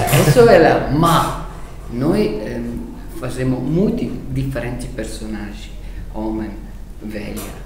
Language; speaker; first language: Portuguese; non-native, learner; Italian